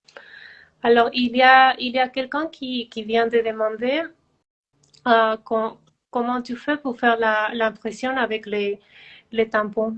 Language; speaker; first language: French; non-native, fluent; Spanish